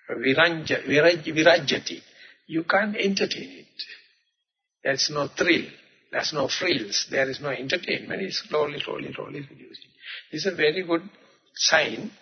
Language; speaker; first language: English; non-native, local second language; Sinhala